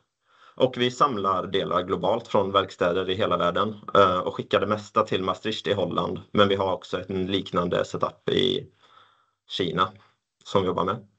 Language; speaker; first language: Swedish; native; Swedish